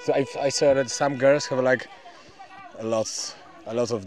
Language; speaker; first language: English; non-native, learner; Polish